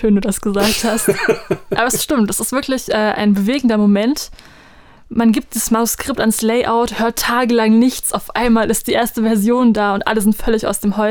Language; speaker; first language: German; native; German